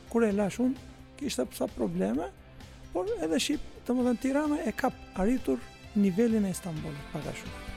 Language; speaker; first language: Albanian; non-native, fluent; Turkish